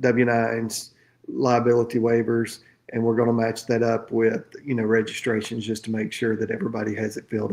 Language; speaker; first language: English; native; English